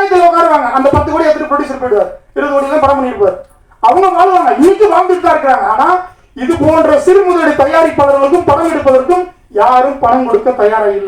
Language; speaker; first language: Tamil; native; Tamil